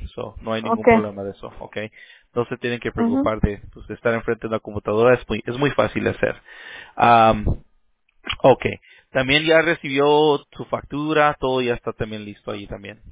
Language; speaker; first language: Spanish; early bilingual, heritage; Spanish